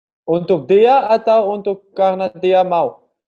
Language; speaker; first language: Indonesian; non-native, learner; Dutch